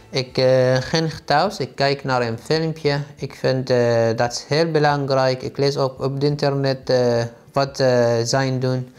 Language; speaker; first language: Dutch; non-native, learner; Arabic